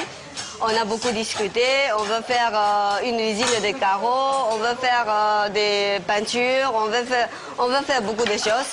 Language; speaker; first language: French; non-native, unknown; Chinese